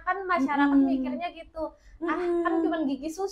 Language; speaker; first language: Indonesian; native; Indonesian